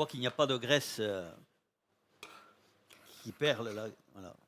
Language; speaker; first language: French; native; French